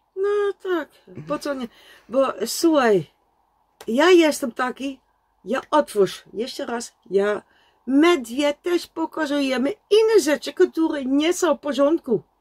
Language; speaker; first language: Polish; non-native, learner; Dutch